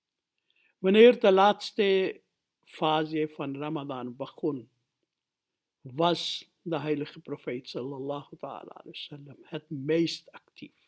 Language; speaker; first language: Dutch; non-native, fluent; Urdu